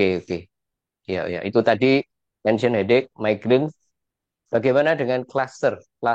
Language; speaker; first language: Indonesian; native; Indonesian